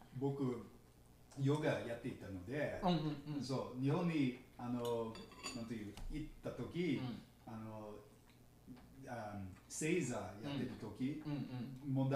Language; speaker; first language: Japanese; non-native, learner; English